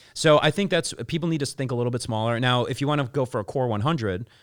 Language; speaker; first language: English; native; English